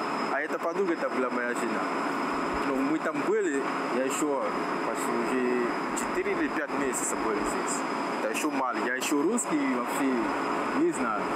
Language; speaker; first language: Russian; non-native, learner; French